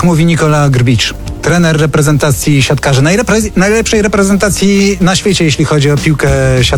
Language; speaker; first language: Polish; native; Polish